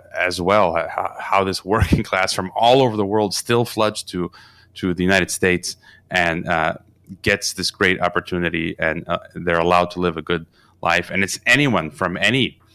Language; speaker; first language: English; native; English